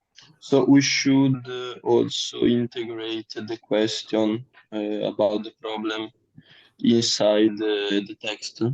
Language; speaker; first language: English; non-native, learner; Italian